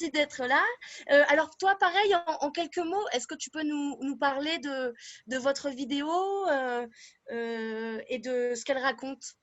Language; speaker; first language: French; native; French